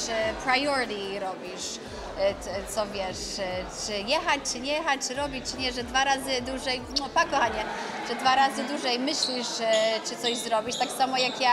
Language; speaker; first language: Polish; early bilingual, other home language; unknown